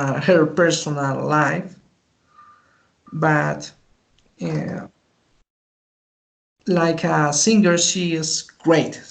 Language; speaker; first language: English; non-native, learner; Spanish